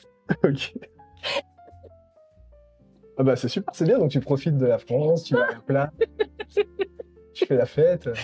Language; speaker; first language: French; native; French